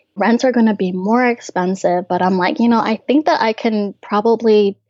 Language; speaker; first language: English; native; English